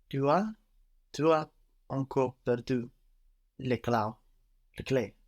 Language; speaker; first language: French; non-native, learner; English